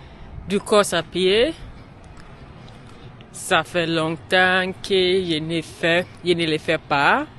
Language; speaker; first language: French; non-native, learner; English